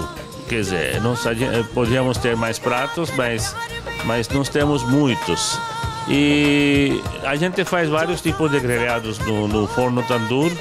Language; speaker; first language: Portuguese; non-native, fluent; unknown